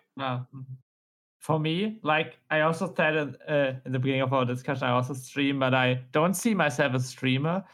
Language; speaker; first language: English; non-native, fluent; German